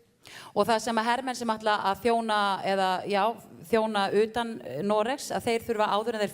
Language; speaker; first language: Icelandic; native; Icelandic